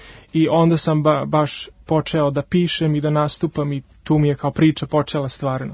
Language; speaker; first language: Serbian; early bilingual, heritage; Serbian